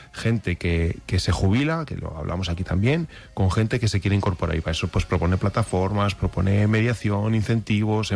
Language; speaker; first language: Spanish; native; Spanish